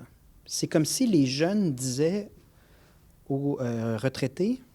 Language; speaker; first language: French; native; French